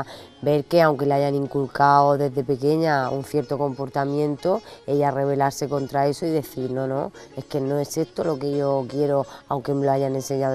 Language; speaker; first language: Spanish; native; Spanish